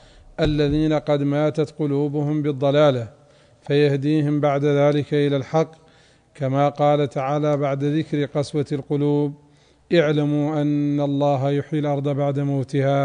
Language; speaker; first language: Arabic; native; Arabic